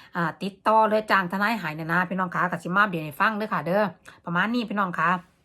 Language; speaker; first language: Thai; native; Thai